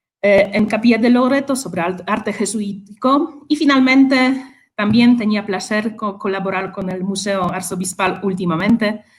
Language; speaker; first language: Spanish; non-native, fluent; Polish